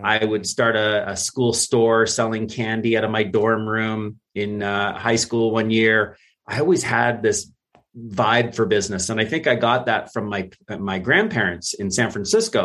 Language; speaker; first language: English; native; English